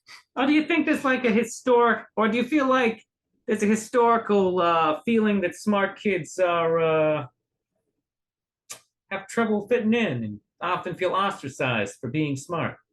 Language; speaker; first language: English; native; English